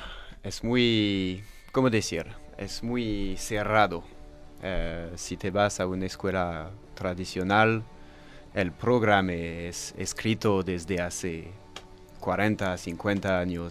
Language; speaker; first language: Spanish; non-native, learner; French